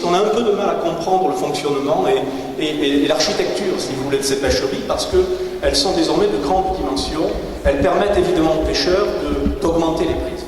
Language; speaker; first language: French; native; French